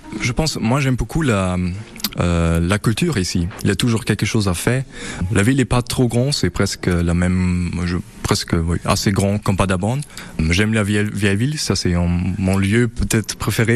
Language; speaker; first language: French; non-native, learner; German